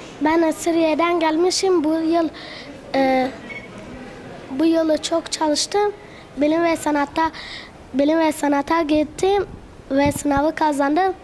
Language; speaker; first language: Turkish; early bilingual, other home language; Arabic